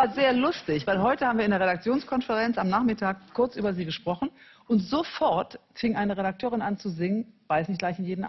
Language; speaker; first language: German; native; German